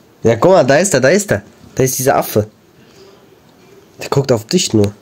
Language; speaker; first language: German; native; German